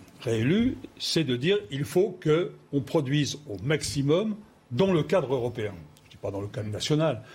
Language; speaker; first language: French; native; French